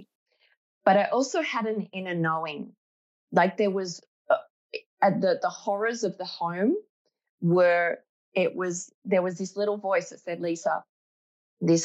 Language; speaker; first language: English; native; English